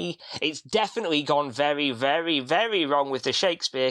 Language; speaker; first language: English; native; English